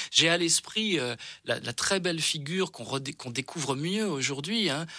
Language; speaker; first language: French; native; French